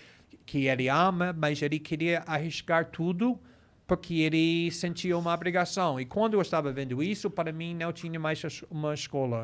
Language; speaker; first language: Portuguese; non-native, fluent; English